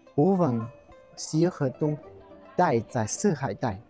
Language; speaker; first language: Chinese; non-native, fluent; Russian